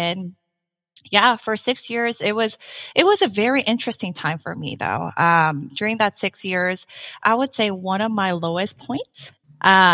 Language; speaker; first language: English; non-native, fluent; Korean